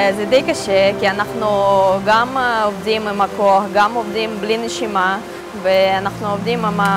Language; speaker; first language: Hebrew; non-native, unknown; Russian